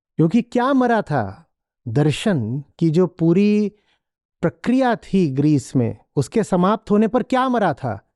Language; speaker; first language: Hindi; native; Hindi